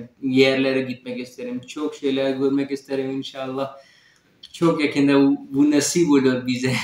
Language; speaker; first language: Turkish; non-native, learner; Urdu